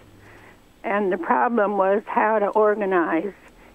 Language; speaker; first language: English; native; English